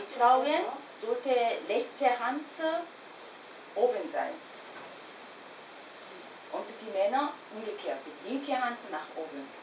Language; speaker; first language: German; non-native, learner; Korean